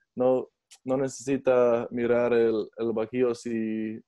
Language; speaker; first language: Spanish; non-native, learner; English